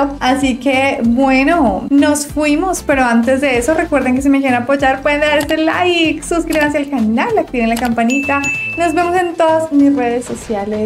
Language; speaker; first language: Spanish; native; Spanish